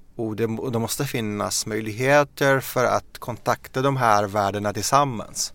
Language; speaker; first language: Swedish; non-native, fluent; Arabic